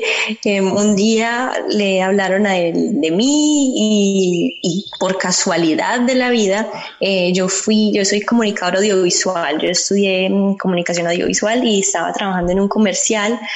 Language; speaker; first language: Spanish; early bilingual, heritage; Spanish